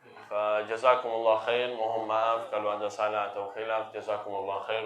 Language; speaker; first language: Arabic; native; Arabic